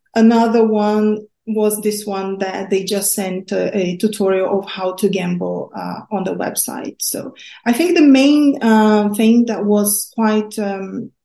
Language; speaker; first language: English; non-native, fluent; Portuguese